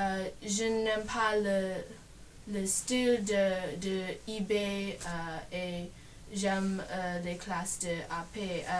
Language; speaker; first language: French; non-native, learner; English